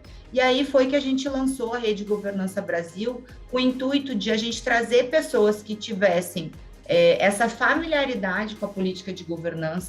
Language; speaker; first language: Portuguese; native; Portuguese